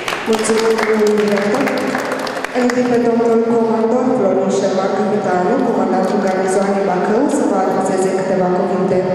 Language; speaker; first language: Romanian; native; Romanian